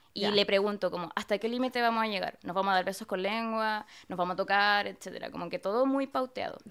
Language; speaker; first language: Spanish; native; Spanish